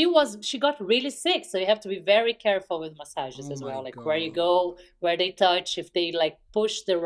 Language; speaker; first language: English; non-native, fluent; Portuguese